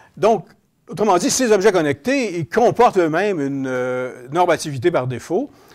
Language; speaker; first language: French; native; French